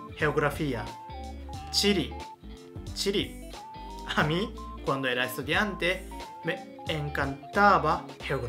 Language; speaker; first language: Spanish; non-native, fluent; Japanese